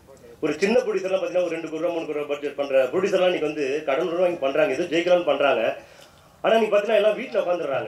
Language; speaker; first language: Tamil; native; Tamil